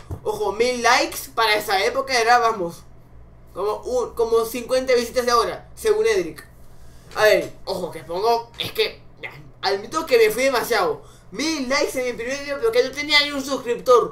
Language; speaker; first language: Spanish; native; Spanish